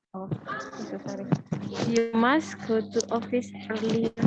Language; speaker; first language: English; non-native, learner; Indonesian